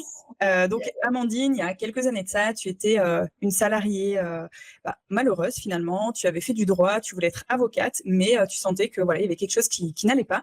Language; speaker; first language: French; native; French